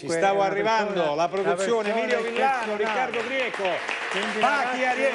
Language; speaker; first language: Italian; native; Italian